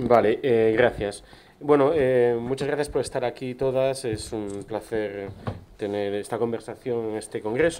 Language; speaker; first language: Spanish; native; Spanish